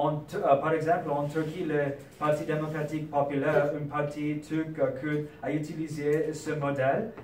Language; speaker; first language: French; non-native, fluent; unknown